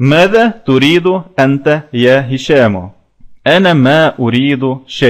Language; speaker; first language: Arabic; non-native, fluent; Russian